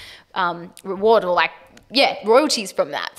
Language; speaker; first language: English; native; English